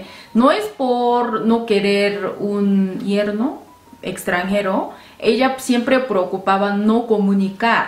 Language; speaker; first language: Spanish; non-native, fluent; Korean